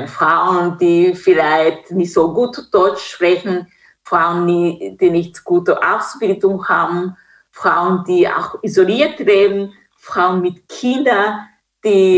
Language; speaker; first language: German; non-native, fluent; Kinyarwanda